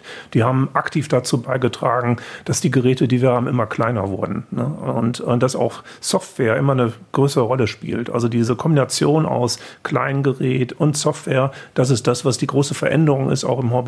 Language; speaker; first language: German; native; German